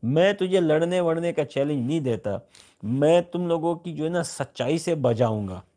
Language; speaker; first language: Urdu; non-native, local second language; Pashto